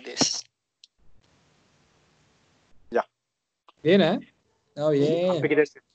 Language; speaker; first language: Japanese; non-native, learner; Spanish